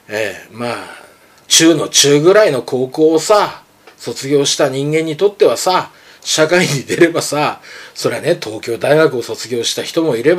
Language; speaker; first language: Japanese; native; Japanese